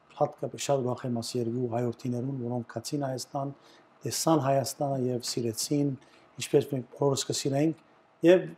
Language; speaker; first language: Armenian; early bilingual, heritage; Armenian